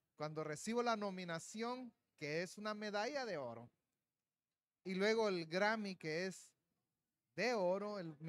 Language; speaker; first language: Spanish; native; Spanish